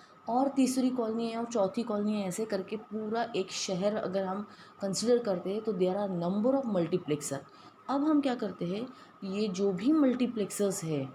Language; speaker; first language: Hindi; non-native, local second language; Marathi